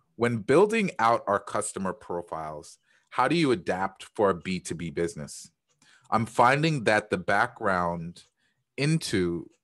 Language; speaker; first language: English; native; English